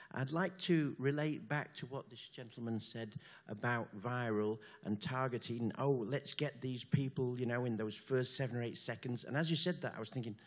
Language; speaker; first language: English; native; English